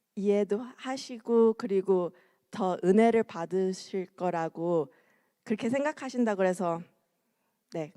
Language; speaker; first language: Korean; early bilingual, heritage; Korean